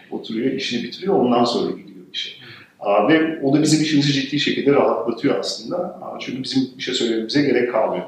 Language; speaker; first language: Turkish; early bilingual, heritage; Turkish